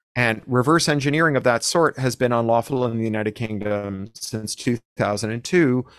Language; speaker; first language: English; native; English